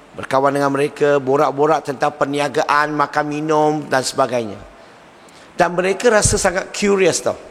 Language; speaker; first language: Malay; non-native, local second language; Chinese